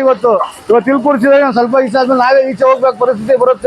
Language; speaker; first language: Kannada; non-native, local second language; Urdu